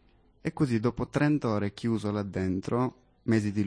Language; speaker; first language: Italian; non-native, fluent; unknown